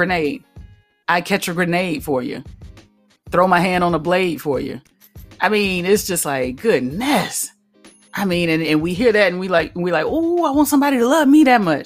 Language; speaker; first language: English; native; English